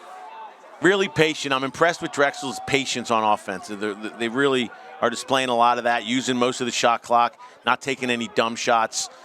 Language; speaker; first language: English; native; English